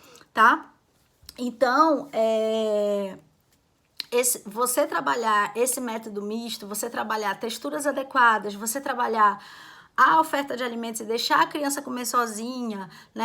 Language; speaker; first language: Portuguese; native; Portuguese